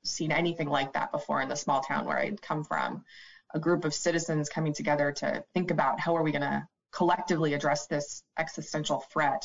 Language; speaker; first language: English; native; English